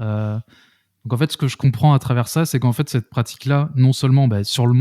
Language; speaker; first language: French; native; French